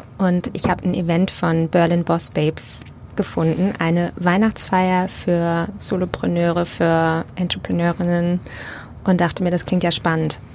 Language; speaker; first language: German; native; German